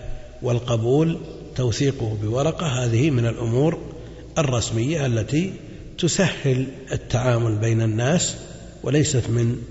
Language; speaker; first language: Arabic; native; Arabic